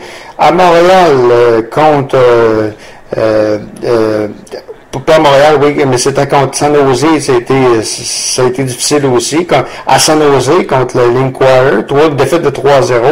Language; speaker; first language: French; native; French